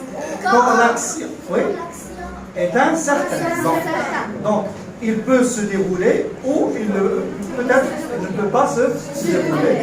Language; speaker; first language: French; non-native, local second language; Arabic